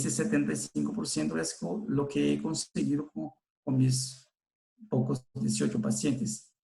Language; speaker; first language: Spanish; non-native, fluent; Portuguese